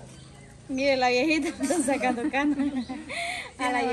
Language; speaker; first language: Spanish; native; Spanish